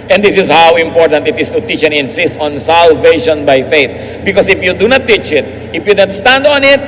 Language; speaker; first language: English; non-native, local second language; Filipino